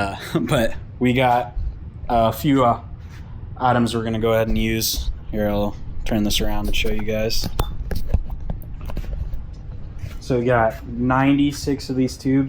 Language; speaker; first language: English; native; English